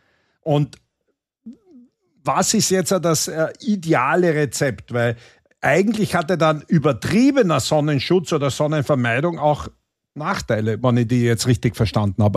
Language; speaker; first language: German; native; German